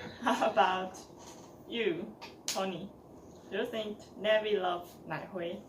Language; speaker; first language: English; non-native, learner; Chinese